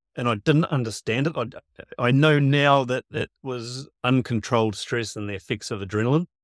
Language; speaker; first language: English; native; English